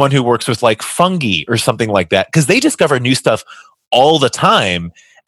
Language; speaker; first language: English; native; English